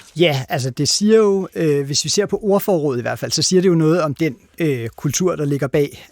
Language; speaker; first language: Danish; native; Danish